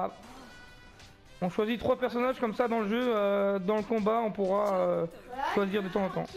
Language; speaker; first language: French; native; French